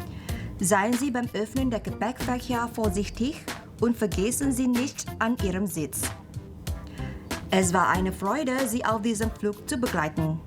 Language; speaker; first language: German; non-native, fluent; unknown